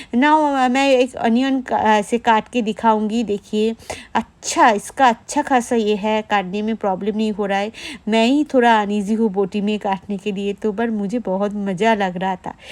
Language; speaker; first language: Hindi; non-native, local second language; Bangla